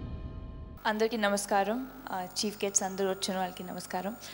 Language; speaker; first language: Telugu; non-native, fluent; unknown